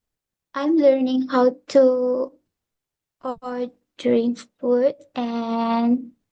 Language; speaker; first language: English; non-native, learner; Malay